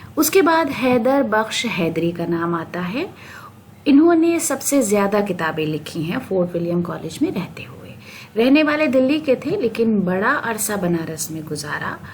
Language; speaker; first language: Urdu; native; Urdu